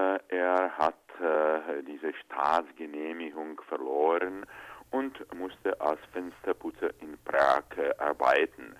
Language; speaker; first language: German; non-native, fluent; Czech